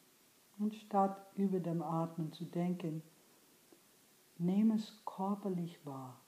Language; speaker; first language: German; non-native, fluent; English